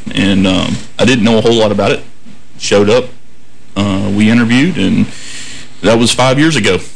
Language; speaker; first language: English; native; English